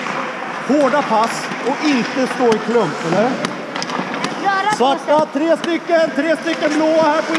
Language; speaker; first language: Swedish; native; Swedish